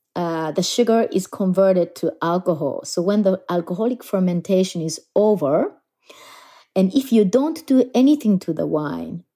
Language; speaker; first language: English; non-native, fluent; Japanese